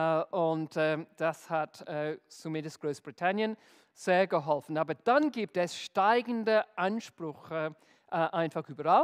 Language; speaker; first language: German; non-native, fluent; English